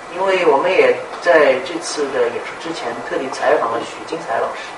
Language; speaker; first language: Chinese; native; Chinese